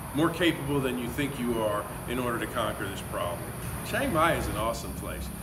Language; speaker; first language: English; native; English